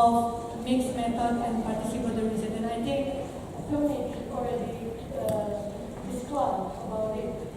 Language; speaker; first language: English; non-native, fluent; Indonesian